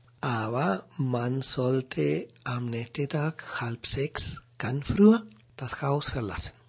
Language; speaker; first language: German; non-native, learner; Spanish